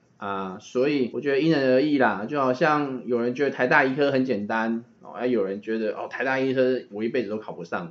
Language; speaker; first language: Chinese; native; Chinese